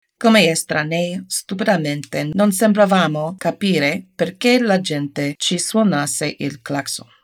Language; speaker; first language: Italian; non-native, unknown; English